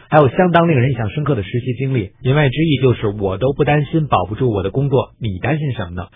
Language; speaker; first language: Chinese; native; Chinese